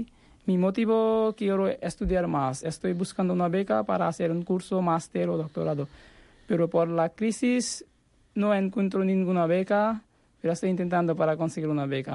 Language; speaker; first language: Spanish; non-native, learner; Bangla